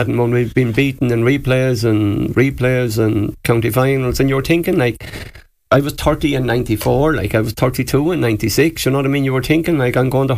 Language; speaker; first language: English; native; English